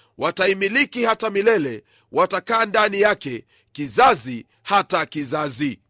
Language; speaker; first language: Swahili; non-native, local second language; Luyia